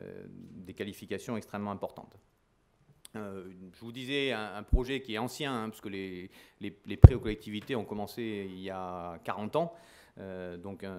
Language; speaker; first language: French; native; French